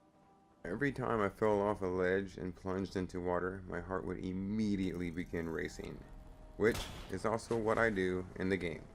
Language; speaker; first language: English; native; English